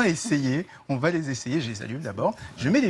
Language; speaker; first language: French; native; French